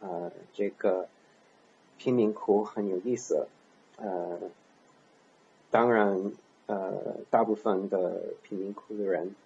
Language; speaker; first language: Chinese; non-native, learner; English